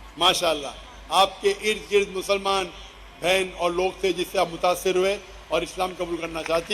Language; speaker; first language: Hindi; non-native, local second language; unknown